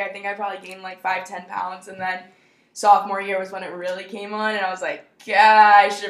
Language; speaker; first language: English; native; English